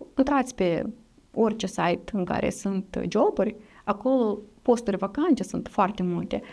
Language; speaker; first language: Romanian; native; Romanian